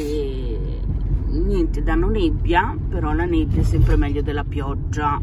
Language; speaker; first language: Italian; native; Italian